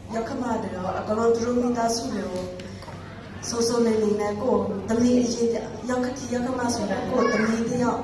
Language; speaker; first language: Burmese; non-native, local second language; Tedim Chin